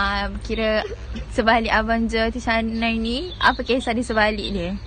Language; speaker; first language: Malay; native; Malay